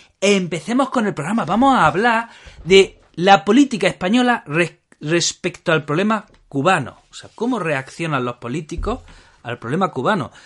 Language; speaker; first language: Spanish; native; Spanish